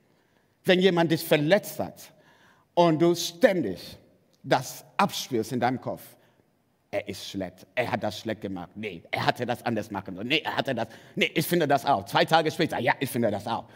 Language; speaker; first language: German; non-native, fluent; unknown